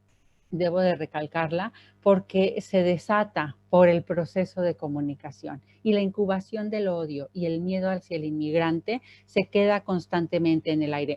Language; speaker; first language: Spanish; native; Spanish